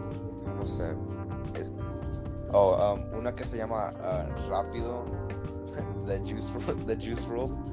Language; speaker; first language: Spanish; early bilingual, heritage; Spanish